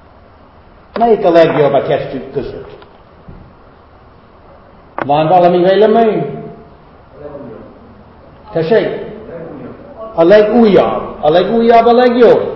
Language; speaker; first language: Hungarian; non-native, fluent; English